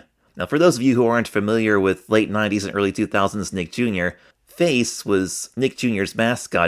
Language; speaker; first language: English; native; English